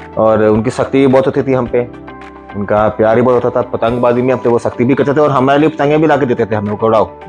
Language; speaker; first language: Urdu; native; Urdu